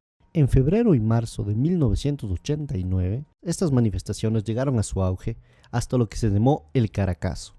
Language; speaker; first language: Spanish; native; Spanish